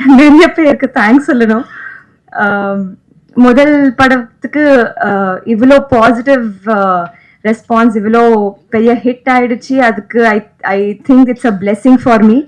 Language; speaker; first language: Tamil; non-native, local second language; Malayalam